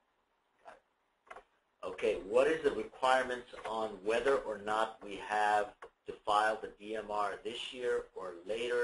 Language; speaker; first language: English; native; English